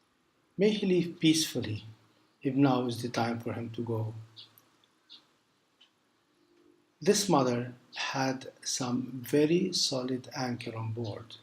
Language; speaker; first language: English; non-native, local second language; Maltese